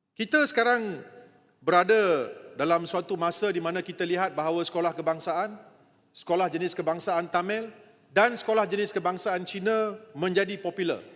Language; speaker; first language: Malay; non-native, local second language; Tamil